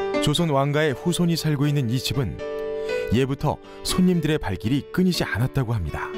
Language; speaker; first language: Korean; native; Korean